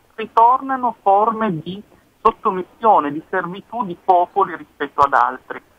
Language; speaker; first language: Italian; native; Italian